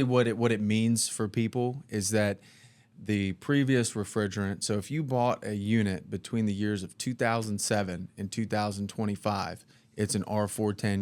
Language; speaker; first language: English; native; English